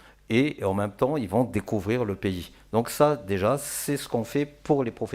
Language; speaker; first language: French; non-native, local second language; Malagasy